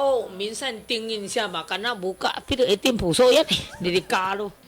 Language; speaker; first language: Filipino; non-native, learner; Chinese